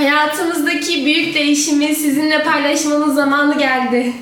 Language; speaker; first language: Turkish; native; Turkish